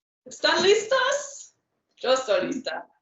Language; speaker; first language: Spanish; non-native, fluent; English